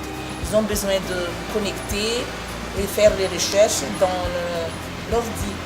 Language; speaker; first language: French; non-native, local second language; Malagasy